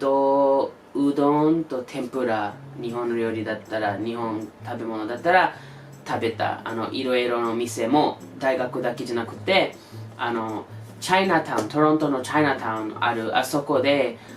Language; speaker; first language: Japanese; non-native, learner; English